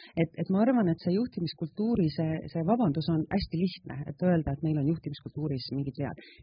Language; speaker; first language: Estonian; native; Estonian